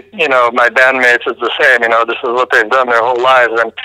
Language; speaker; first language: English; early bilingual, other home language; French